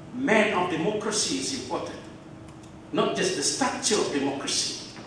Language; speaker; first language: English; non-native, local second language; Malay